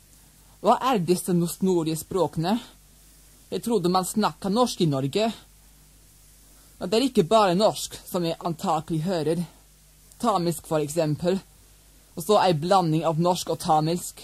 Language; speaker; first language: Norwegian; non-native, learner; English